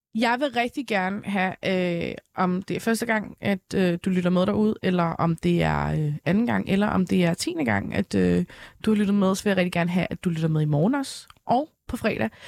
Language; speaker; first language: Danish; early bilingual, other home language; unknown